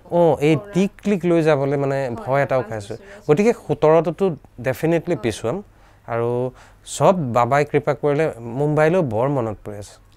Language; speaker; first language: Assamese; native; Assamese